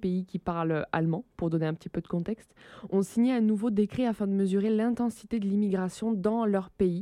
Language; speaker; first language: French; native; French